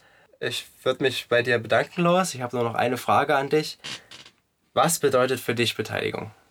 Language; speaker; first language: German; native; German